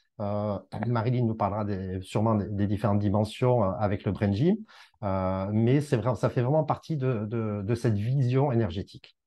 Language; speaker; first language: French; native; French